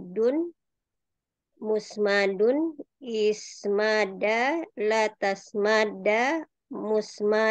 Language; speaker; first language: Arabic; non-native, learner; Indonesian